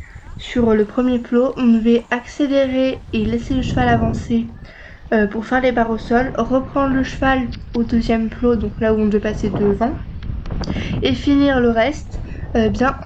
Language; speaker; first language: French; native; French